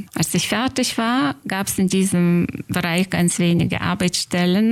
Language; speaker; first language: German; non-native, fluent; Lithuanian